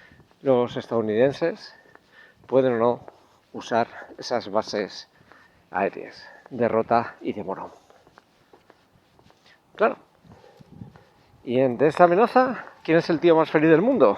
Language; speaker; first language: Spanish; native; Spanish